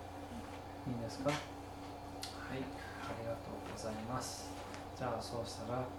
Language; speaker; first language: Japanese; non-native, fluent; English